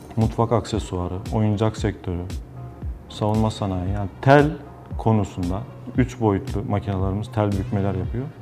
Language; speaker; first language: Turkish; native; Turkish